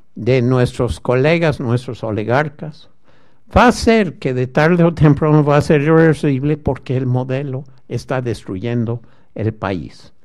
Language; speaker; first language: Spanish; non-native, fluent; English